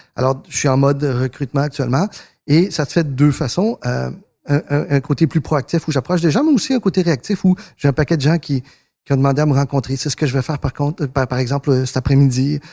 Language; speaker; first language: French; early bilingual, other home language; Spanish